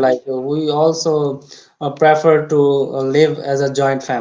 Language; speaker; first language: English; non-native, learner; Urdu